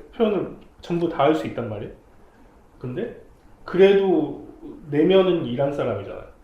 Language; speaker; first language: Korean; native; Korean